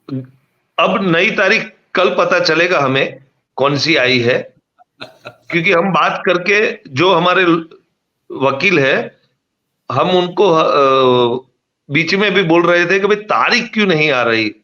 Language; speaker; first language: Hindi; non-native, local second language; Gujarati